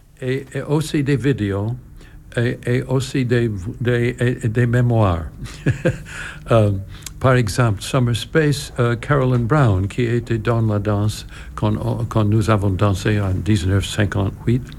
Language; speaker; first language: French; non-native, learner; English